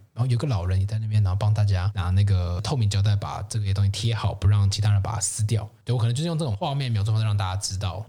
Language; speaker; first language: Chinese; native; Chinese